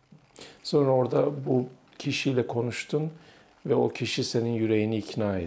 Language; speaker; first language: Turkish; native; Turkish